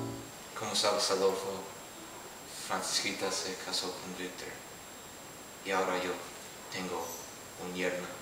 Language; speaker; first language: Spanish; non-native, learner; English